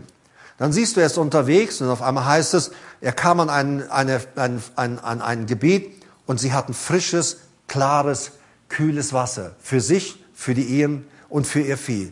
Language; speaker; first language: German; native; German